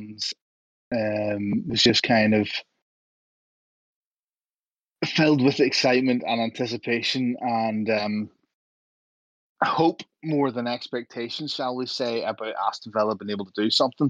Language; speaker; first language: English; native; English